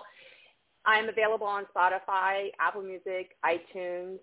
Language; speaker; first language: English; native; English